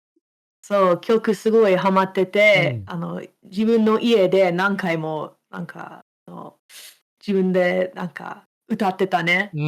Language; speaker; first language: Japanese; non-native, fluent; English